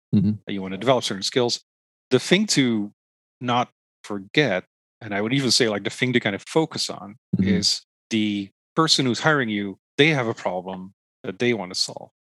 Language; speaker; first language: English; non-native, fluent; Dutch